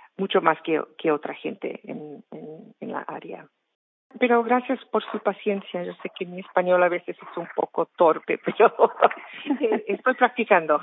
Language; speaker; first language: Spanish; non-native, fluent; English